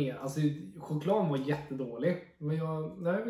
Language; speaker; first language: Swedish; native; Swedish